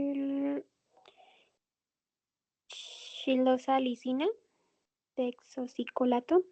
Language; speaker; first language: Spanish; native; Spanish